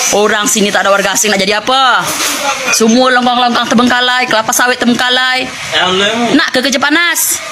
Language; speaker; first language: Malay; native; Malay